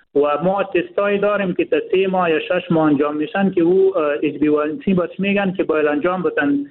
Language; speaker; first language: Persian; native; Persian